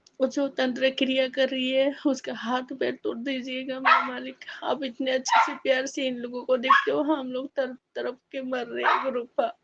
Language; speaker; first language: Hindi; non-native, local second language; Assamese